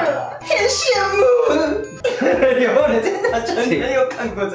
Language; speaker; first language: Chinese; non-native, learner; Japanese